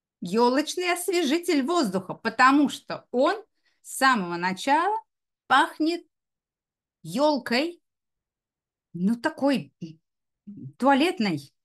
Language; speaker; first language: Russian; native; Russian